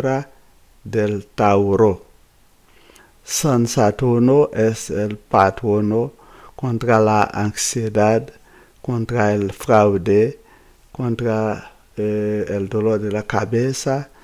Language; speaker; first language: Spanish; non-native, fluent; Haitian Creole